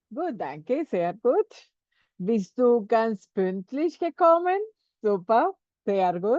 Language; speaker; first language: German; non-native, fluent; Spanish